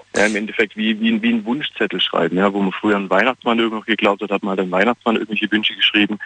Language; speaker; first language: German; non-native, fluent; Portuguese